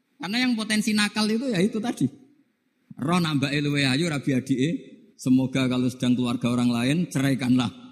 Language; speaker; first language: Indonesian; non-native, local second language; Javanese